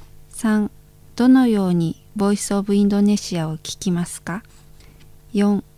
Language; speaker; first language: Japanese; non-native, learner; Indonesian